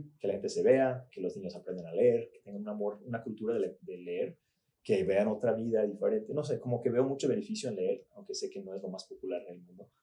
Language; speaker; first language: Spanish; early bilingual, other home language; English